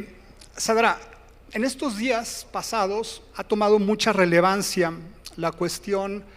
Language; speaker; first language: Spanish; native; Spanish